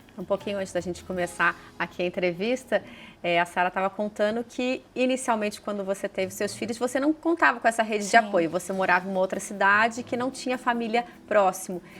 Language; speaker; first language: Portuguese; native; Portuguese